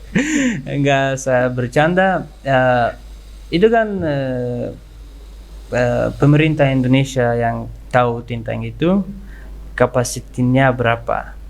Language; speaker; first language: Indonesian; non-native, learner; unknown